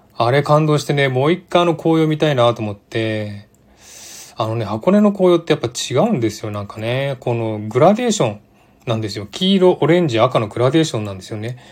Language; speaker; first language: Japanese; native; Japanese